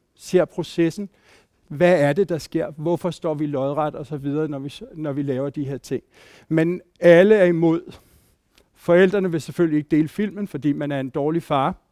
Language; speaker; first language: Danish; native; Danish